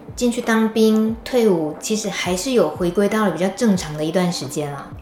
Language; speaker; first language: Chinese; native; Chinese